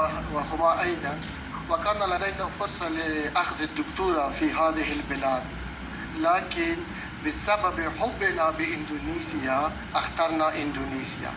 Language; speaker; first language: Arabic; non-native, fluent; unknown